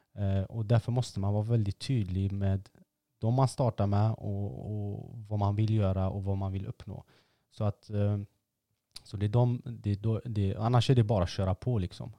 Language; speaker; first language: Swedish; early bilingual, other home language; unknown